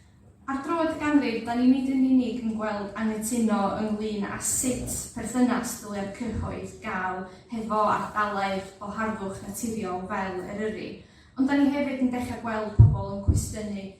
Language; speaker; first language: Welsh; native; Welsh